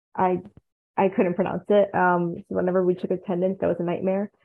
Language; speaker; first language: English; early bilingual, other home language; Tamil